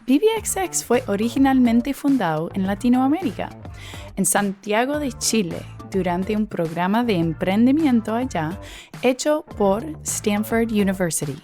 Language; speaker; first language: Spanish; early bilingual, heritage; English